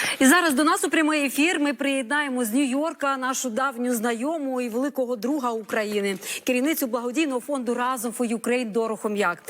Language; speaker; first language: Ukrainian; native; Ukrainian